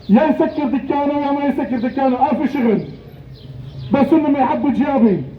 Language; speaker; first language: Arabic; native; Arabic